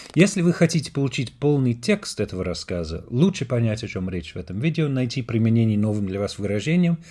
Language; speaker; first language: Russian; non-native, fluent; English